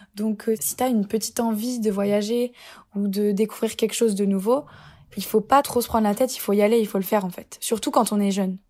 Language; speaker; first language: French; native; French